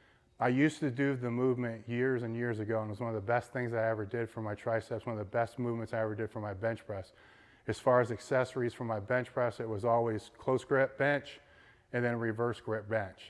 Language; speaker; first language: English; native; English